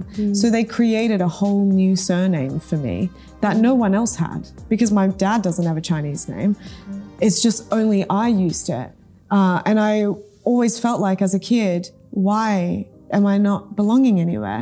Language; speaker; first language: English; early bilingual, other home language; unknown